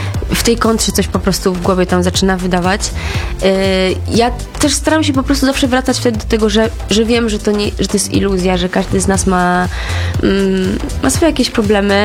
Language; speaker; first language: Polish; native; Polish